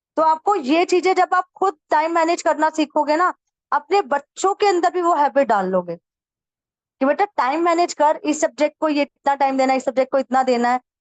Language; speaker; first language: Hindi; native; Hindi